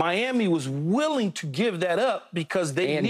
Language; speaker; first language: English; native; English